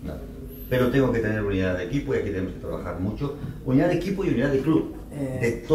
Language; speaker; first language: Spanish; native; Spanish